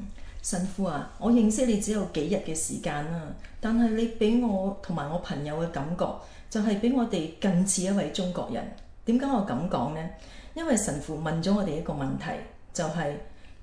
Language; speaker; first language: Chinese; native; Chinese